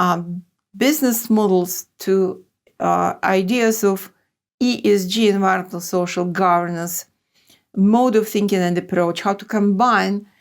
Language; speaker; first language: English; non-native, fluent; Russian